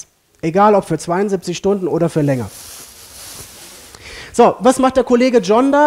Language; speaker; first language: German; native; German